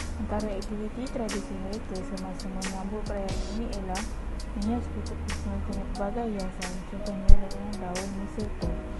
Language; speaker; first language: Malay; native; Malay